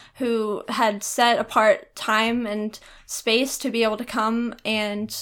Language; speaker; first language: English; native; English